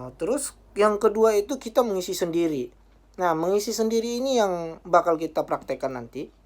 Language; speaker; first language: Indonesian; native; Indonesian